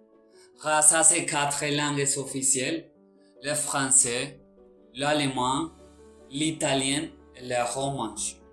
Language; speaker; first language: French; non-native, learner; Spanish